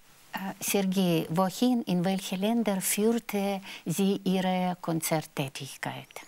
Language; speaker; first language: German; non-native, fluent; Russian